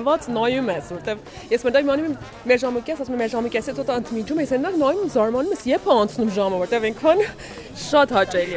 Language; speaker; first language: Armenian; early bilingual, heritage; Armenian